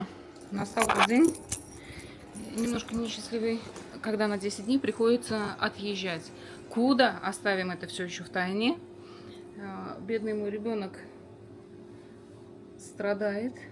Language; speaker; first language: Russian; native; Russian